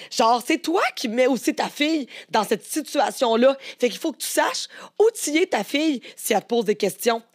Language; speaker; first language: French; native; French